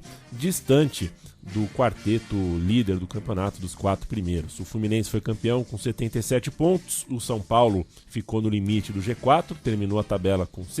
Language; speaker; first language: Portuguese; native; Portuguese